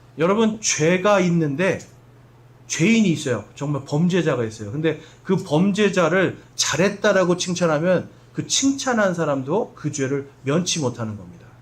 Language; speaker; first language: Korean; native; Korean